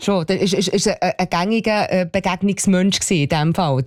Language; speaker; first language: German; native; German